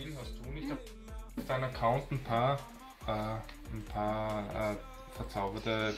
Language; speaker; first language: German; native; German